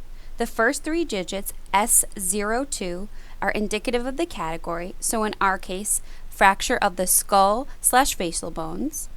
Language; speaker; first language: English; native; English